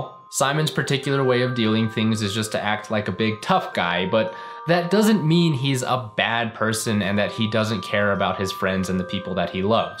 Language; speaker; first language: English; native; English